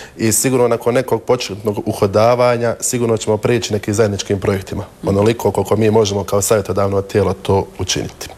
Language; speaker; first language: Croatian; native; Croatian